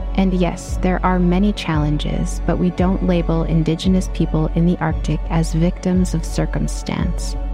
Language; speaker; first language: English; native; English